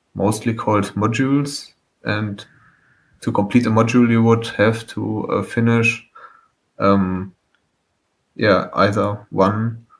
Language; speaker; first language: English; non-native, fluent; German